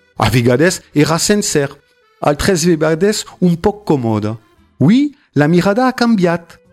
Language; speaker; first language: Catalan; non-native, fluent; French